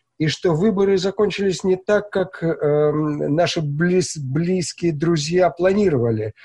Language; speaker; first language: Russian; native; Russian